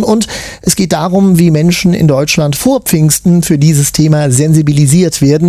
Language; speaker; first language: German; native; German